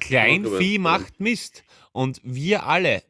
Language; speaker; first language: German; native; German